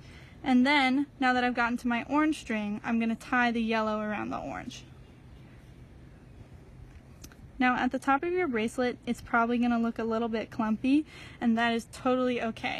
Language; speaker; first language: English; native; English